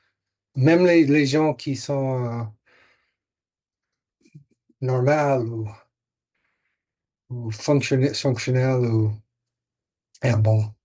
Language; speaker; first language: French; non-native, fluent; English